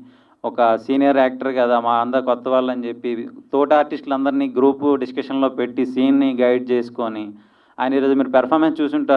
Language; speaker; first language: Telugu; native; Telugu